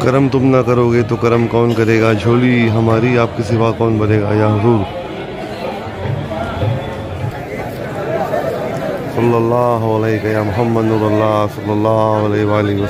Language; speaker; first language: Urdu; native; Urdu